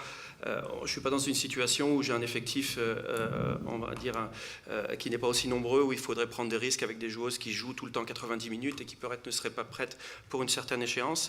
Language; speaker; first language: French; native; French